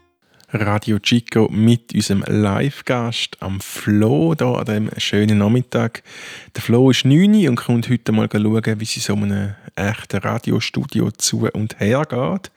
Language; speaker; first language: German; native; German